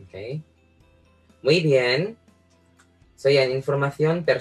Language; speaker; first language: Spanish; non-native, fluent; Filipino